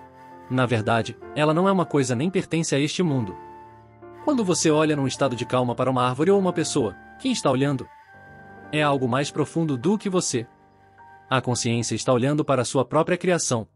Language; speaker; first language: Portuguese; native; Portuguese